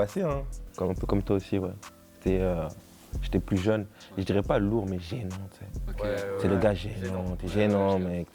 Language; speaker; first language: French; native; French